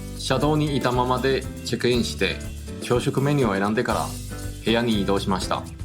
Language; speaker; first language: Japanese; non-native, fluent; Chinese